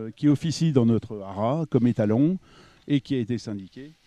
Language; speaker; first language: French; native; French